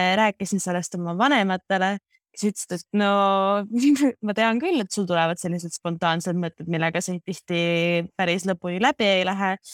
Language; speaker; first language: Estonian; native; Estonian